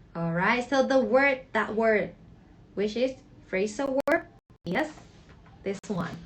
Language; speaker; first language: English; non-native, fluent; Thai